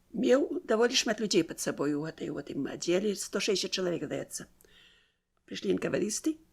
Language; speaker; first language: Belarusian; native; Belarusian